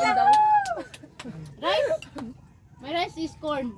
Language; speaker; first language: English; non-native, learner; Cebuano